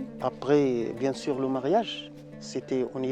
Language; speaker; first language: French; non-native, learner; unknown